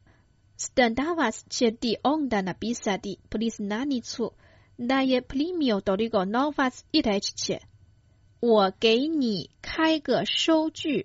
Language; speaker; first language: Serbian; non-native, fluent; Chinese